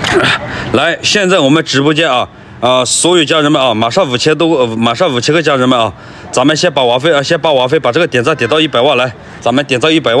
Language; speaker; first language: Chinese; native; Chinese